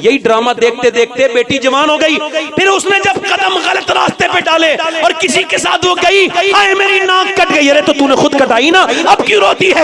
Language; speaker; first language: Urdu; native; Urdu